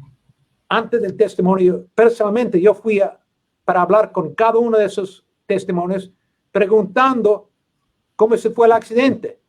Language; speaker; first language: Spanish; non-native, learner; English